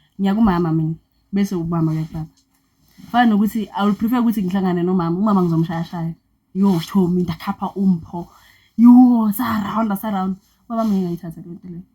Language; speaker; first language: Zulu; non-native, local second language; Xhosa